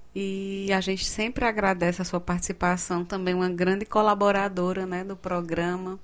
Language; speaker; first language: Portuguese; native; Portuguese